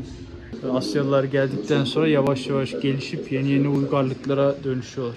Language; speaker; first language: Turkish; native; Turkish